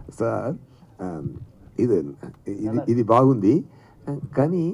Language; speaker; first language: Telugu; non-native, fluent; Tamil